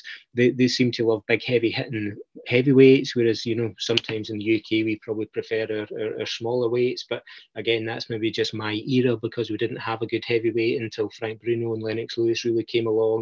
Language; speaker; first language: English; native; English